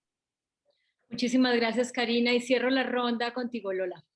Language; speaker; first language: Spanish; native; Spanish